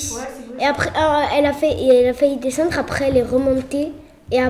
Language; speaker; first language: French; native; French